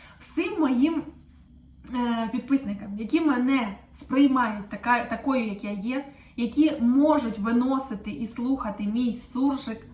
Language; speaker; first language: Ukrainian; native; Ukrainian